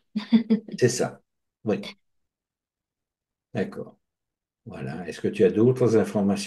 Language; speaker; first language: French; native; French